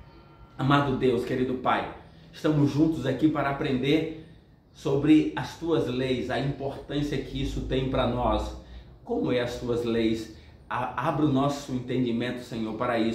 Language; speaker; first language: Portuguese; native; Portuguese